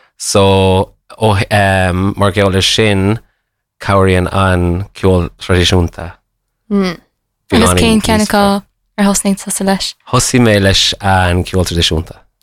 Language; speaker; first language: Irish; non-native, local second language; English